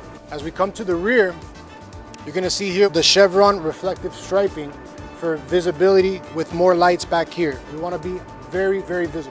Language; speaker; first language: English; early bilingual, other home language; Spanish